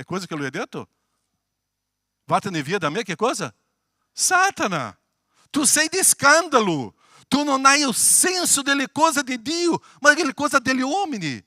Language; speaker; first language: Italian; non-native, fluent; Portuguese